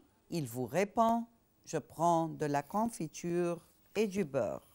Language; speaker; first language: French; non-native, fluent; Arabic